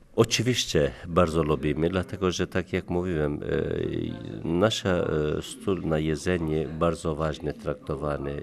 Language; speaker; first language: Polish; non-native, learner; Turkish